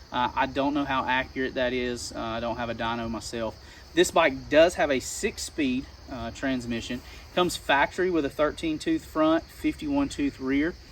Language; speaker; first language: English; native; English